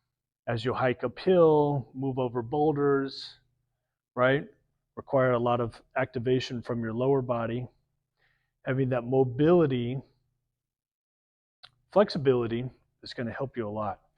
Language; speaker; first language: English; native; English